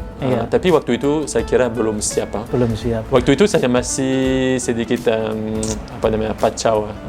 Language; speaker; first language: Indonesian; non-native, fluent; French